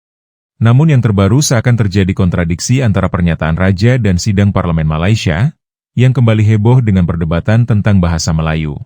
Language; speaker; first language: Indonesian; native; Indonesian